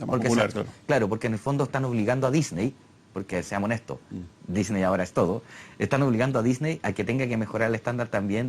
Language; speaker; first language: Spanish; native; Spanish